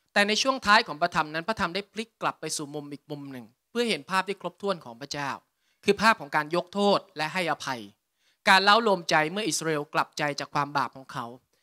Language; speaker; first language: Thai; native; Thai